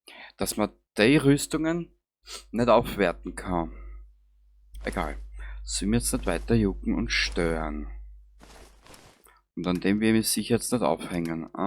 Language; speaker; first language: German; native; German